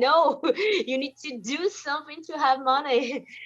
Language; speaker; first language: English; non-native, learner; Portuguese